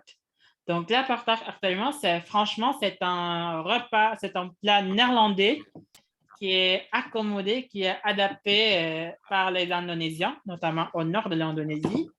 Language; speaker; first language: French; non-native, fluent; Indonesian